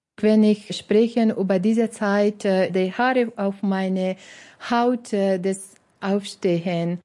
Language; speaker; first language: German; non-native, learner; Persian